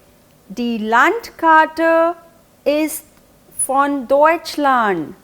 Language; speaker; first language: German; non-native, fluent; Hindi